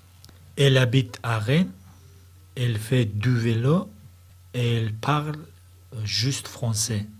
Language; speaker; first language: French; non-native, learner; Russian